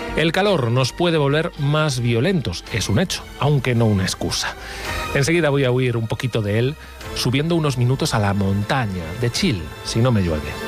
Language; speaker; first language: Spanish; native; Spanish